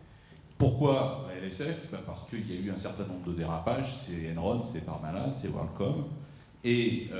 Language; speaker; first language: French; native; French